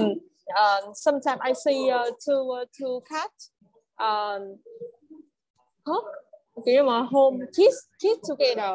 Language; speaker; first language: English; non-native, learner; Vietnamese